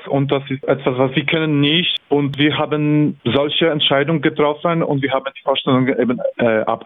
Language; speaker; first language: German; non-native, fluent; Polish